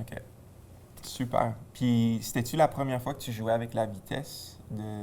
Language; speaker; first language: French; native; French